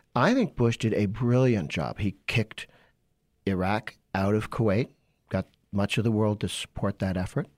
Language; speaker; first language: English; native; English